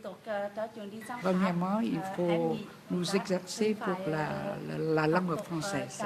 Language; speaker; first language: French; non-native, fluent; Vietnamese